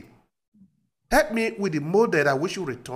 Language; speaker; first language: English; non-native, local second language; Esan